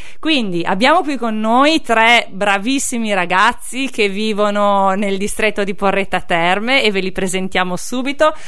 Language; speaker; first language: Italian; native; Italian